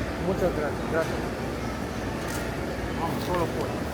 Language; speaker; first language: Spanish; non-native, learner; Romanian